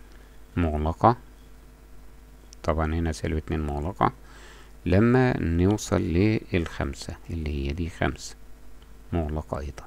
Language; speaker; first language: Arabic; native; Arabic